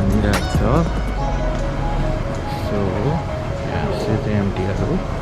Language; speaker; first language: English; non-native, fluent; Nepali